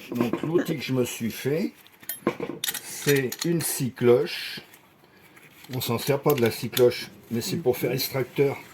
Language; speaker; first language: French; native; French